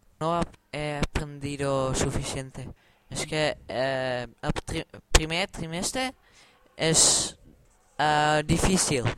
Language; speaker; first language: Spanish; non-native, learner; Dutch